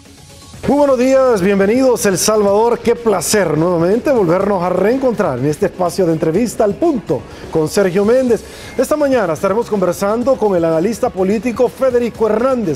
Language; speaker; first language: Spanish; native; Spanish